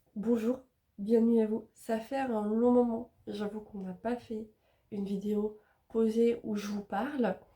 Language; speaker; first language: French; native; French